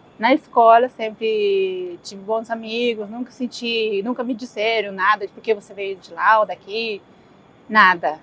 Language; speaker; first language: Portuguese; early bilingual, other home language; Spanish